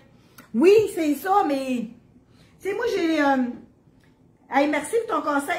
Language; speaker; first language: French; native; French